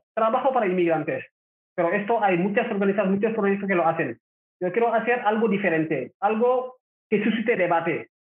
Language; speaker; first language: Spanish; non-native, fluent; Wolof